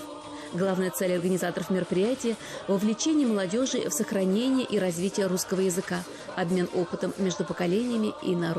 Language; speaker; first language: Russian; native; Russian